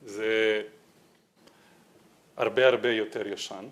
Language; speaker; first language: Hebrew; non-native, fluent; Serbian